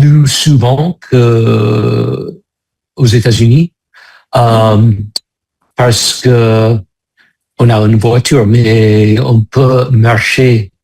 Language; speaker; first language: French; non-native, fluent; English